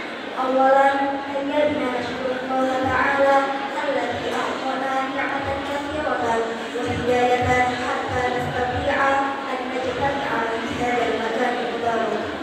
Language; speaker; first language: Arabic; non-native, learner; Indonesian